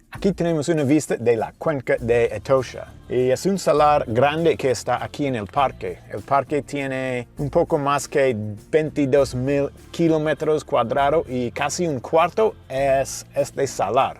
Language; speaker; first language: Spanish; non-native, fluent; English